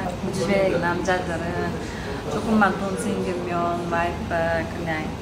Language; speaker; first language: Korean; non-native, learner; Uzbek